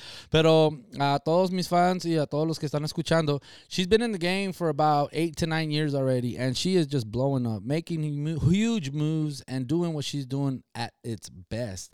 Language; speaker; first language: English; early bilingual, other home language; Spanish